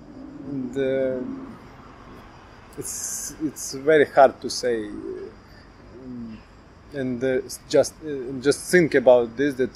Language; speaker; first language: English; non-native, learner; Ukrainian